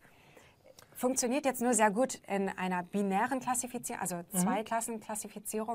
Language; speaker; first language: German; native; German